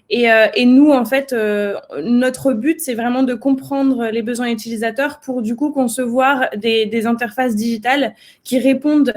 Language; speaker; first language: French; native; French